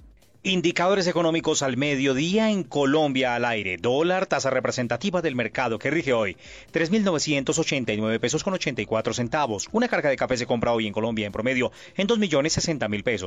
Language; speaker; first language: Spanish; native; Spanish